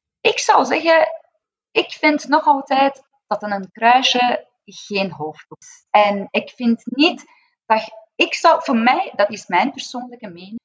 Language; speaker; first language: Dutch; non-native, fluent; Persian